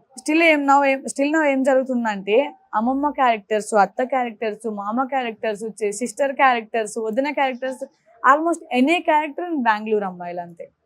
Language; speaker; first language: Telugu; native; Telugu